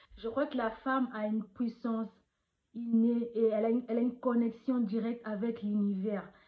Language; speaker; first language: French; non-native, local second language; Lingala